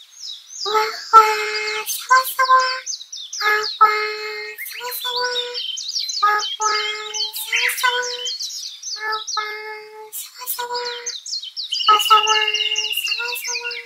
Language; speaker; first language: Japanese; native; Japanese